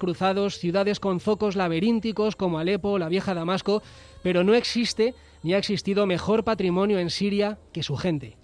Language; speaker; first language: Spanish; native; Spanish